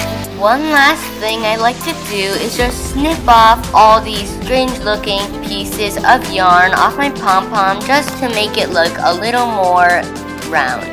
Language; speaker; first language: English; native; English